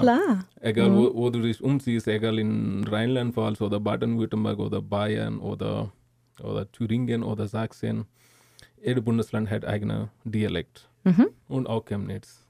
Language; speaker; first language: German; non-native, learner; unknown